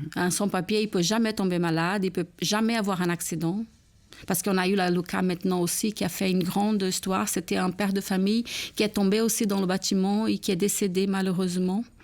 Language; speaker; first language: French; non-native, fluent; Portuguese